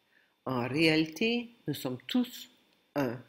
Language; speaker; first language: French; non-native, local second language; Ukrainian